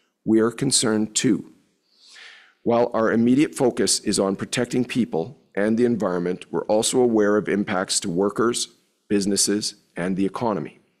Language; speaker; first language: English; native; English